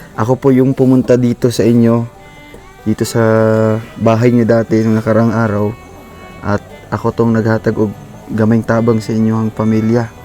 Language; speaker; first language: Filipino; non-native, local second language; Cebuano